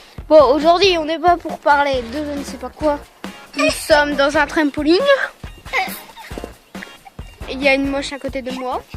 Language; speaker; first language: French; native; French